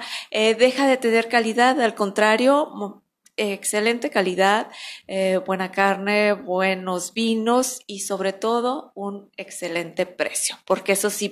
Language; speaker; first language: Spanish; native; Spanish